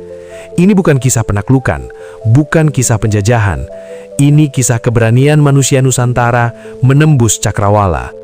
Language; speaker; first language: Indonesian; native; Indonesian